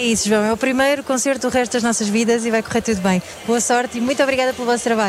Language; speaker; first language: Portuguese; native; Portuguese